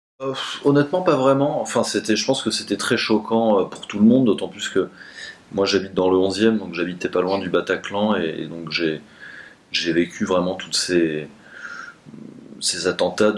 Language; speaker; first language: French; native; French